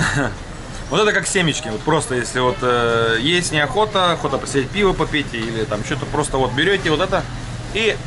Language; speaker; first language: Russian; native; Russian